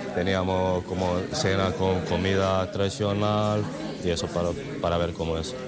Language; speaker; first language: Spanish; non-native, learner; Macedonian